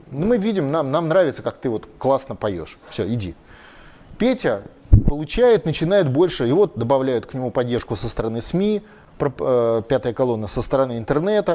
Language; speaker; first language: Russian; native; Russian